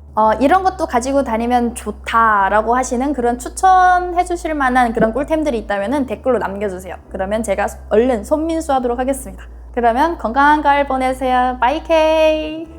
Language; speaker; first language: Korean; native; Korean